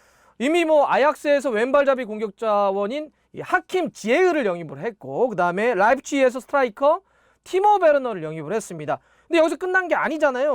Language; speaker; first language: Korean; native; Korean